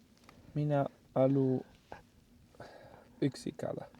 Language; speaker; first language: Finnish; non-native, learner; Italian